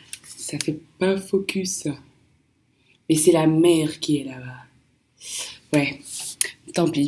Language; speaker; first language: French; native; French